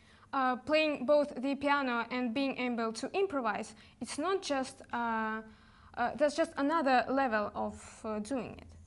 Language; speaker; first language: English; non-native, fluent; Russian